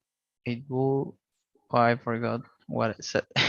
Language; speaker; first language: English; non-native, learner; Spanish